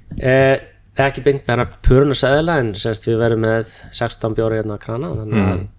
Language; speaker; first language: Icelandic; non-native, fluent; English